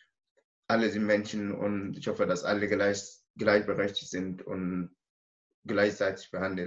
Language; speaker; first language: German; non-native, learner; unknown